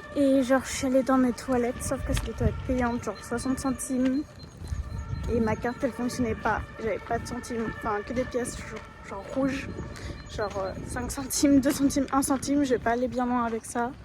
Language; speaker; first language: French; native; French